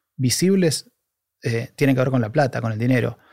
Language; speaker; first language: Spanish; native; Spanish